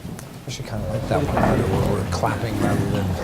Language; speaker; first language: English; native; English